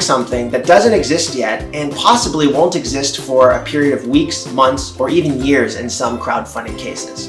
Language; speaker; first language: English; native; English